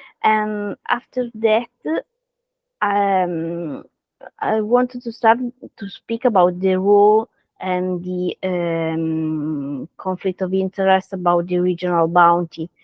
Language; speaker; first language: English; non-native, learner; Italian